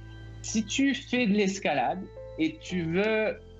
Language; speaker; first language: French; non-native, local second language; English